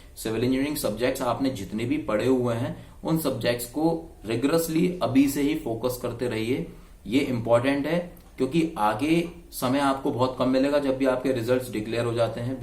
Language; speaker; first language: Hindi; native; Hindi